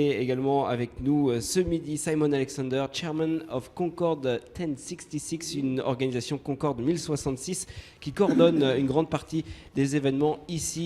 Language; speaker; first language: French; native; French